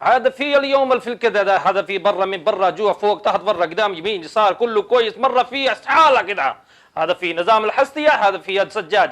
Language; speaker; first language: Arabic; non-native, learner; Punjabi